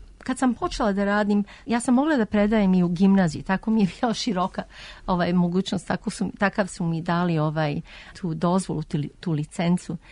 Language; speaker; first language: Serbian; early bilingual, heritage; Serbian